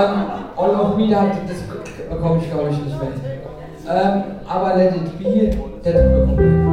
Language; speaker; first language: German; native; German